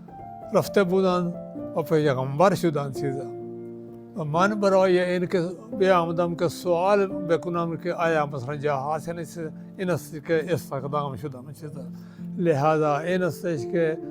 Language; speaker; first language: Persian; non-native, fluent; Urdu